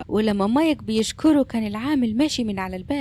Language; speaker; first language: Arabic; native; Arabic